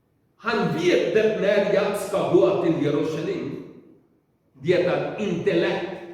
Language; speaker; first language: Swedish; non-native, learner; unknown